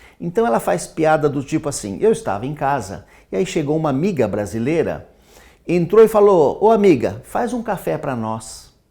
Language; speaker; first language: Portuguese; native; Portuguese